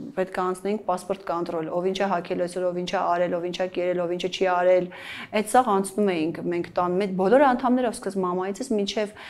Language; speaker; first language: Armenian; native; Armenian